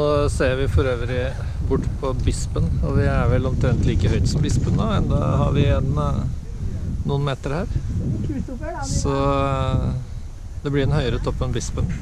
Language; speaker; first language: Norwegian; native; Norwegian